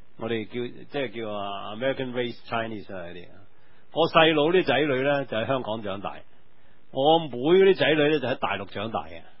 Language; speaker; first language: Chinese; non-native, local second language; Cantonese